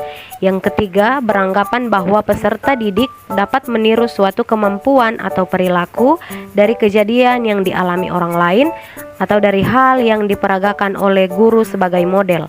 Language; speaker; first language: Indonesian; native; Indonesian